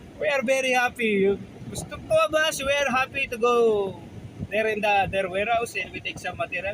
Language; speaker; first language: English; non-native, local second language; Filipino